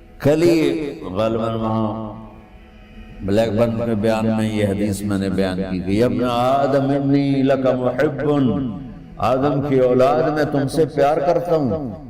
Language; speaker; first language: Urdu; non-native, local second language; Punjabi